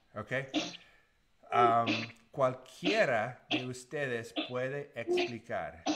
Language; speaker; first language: Spanish; non-native, learner; English